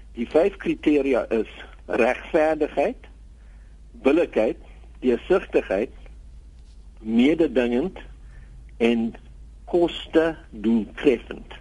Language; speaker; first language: Afrikaans; non-native, local second language; English